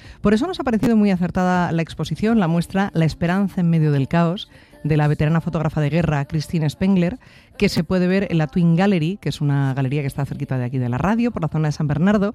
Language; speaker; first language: Spanish; native; Spanish